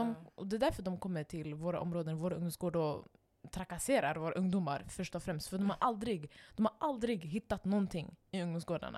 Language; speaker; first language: Swedish; non-native, local second language; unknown